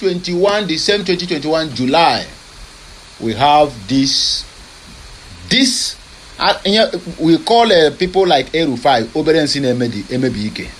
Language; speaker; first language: English; non-native, local second language; Igbo